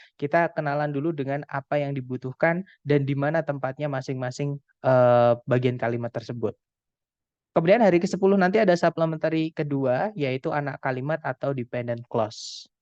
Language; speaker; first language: Indonesian; non-native, local second language; Javanese